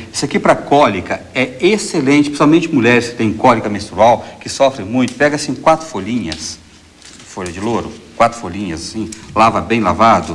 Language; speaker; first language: Portuguese; native; Portuguese